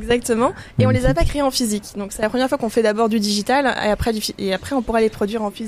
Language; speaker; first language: French; native; French